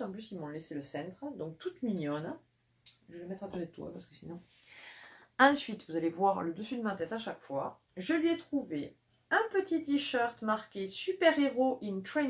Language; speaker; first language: French; native; French